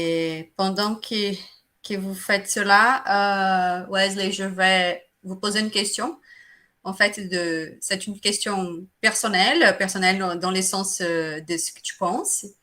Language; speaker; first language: French; non-native, fluent; Portuguese